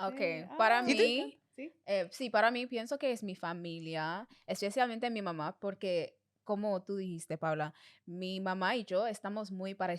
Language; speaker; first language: Spanish; non-native, fluent; English